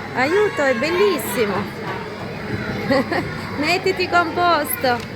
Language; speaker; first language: Italian; non-native, fluent; Russian